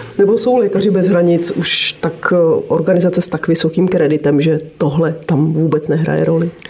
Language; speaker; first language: Czech; native; Czech